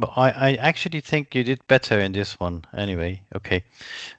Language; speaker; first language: English; non-native, fluent; Persian